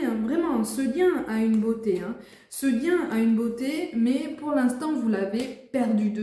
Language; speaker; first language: French; native; French